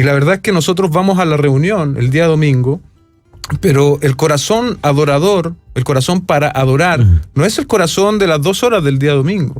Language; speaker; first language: Spanish; native; Spanish